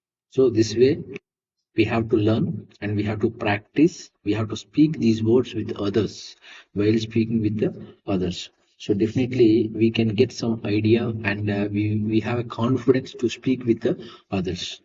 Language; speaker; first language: English; non-native, local second language; Telugu